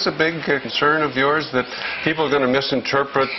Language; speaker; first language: English; native; English